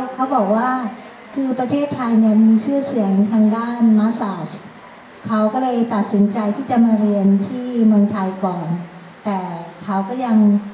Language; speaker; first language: Thai; native; Thai